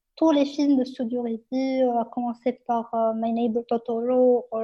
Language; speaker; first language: French; non-native, local second language; Arabic